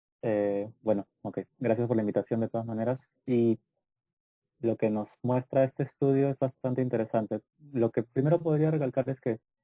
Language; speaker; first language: Spanish; native; Spanish